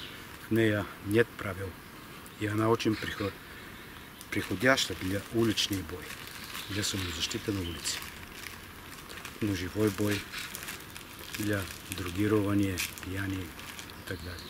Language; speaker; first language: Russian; non-native, learner; Bulgarian